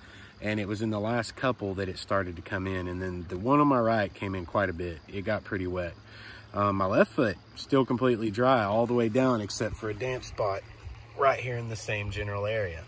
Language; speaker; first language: English; native; English